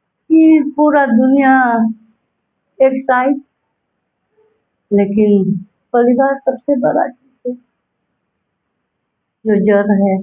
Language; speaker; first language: Hindi; early bilingual, heritage; Hindi